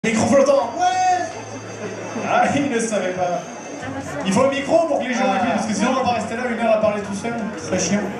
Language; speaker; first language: French; native; French